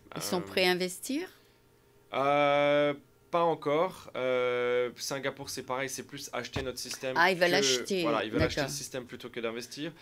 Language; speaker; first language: French; native; French